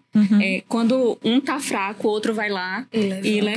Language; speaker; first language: Portuguese; native; Portuguese